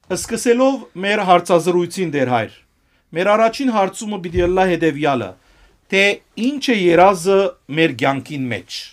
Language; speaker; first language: Armenian; native; Armenian